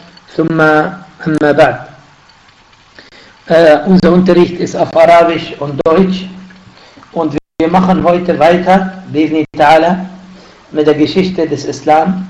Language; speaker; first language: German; non-native, fluent; Arabic